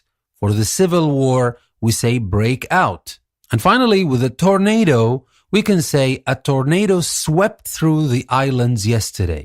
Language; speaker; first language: English; non-native, fluent; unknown